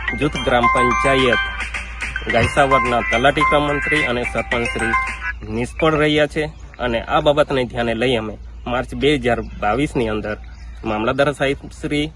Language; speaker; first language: Gujarati; non-native, local second language; Gamit